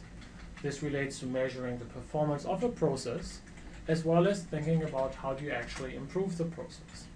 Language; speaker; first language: English; non-native, fluent; German